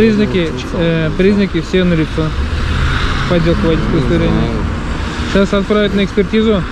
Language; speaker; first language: Russian; native; Russian